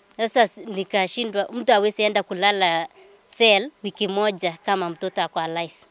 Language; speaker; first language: Swahili; non-native, local second language; Kalenjin